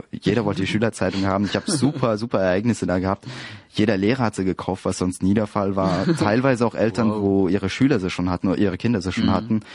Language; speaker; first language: German; early bilingual, other home language; French